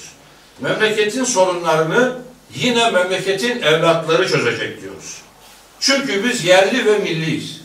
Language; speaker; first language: Turkish; native; Turkish